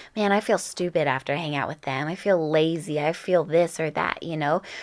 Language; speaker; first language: English; native; English